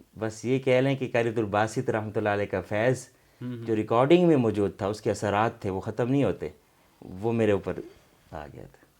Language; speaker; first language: Urdu; non-native, local second language; Saraiki